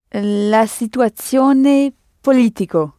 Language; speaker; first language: Italian; non-native, learner; French